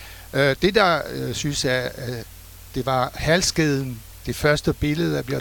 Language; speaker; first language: Danish; non-native, fluent; French